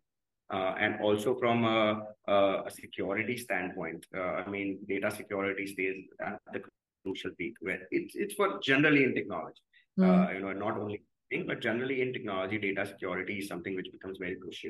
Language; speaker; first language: English; non-native, local second language; Gujarati